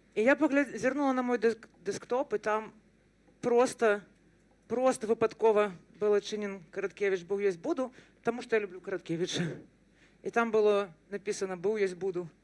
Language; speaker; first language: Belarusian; non-native, local second language; Russian